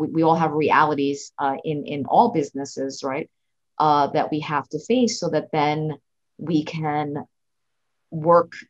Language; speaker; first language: English; native; English